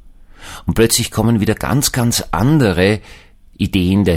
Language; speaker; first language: German; native; German